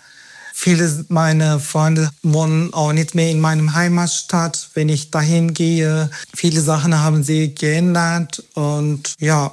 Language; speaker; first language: German; non-native, fluent; Turkish